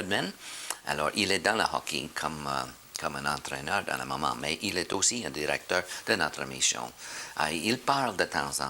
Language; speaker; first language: French; non-native, fluent; English